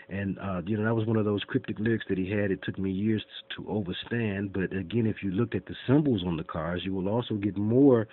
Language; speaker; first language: English; native; English